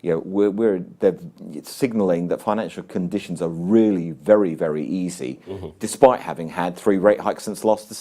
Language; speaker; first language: English; native; English